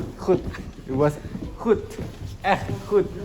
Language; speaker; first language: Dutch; non-native, learner; Indonesian